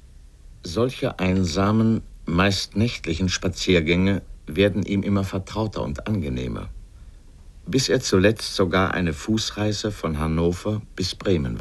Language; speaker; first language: German; native; German